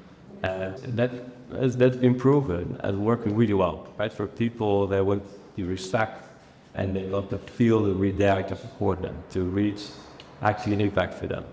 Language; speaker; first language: English; non-native, fluent; Dutch